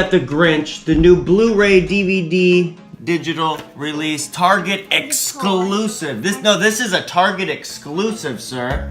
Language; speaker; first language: English; native; English